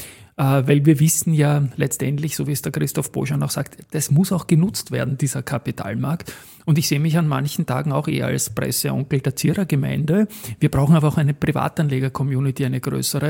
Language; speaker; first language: German; native; German